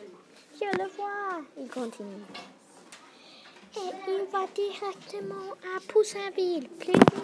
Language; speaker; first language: French; non-native, learner; English